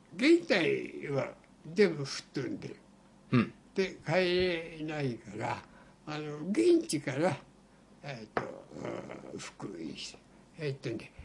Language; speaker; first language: Japanese; native; Japanese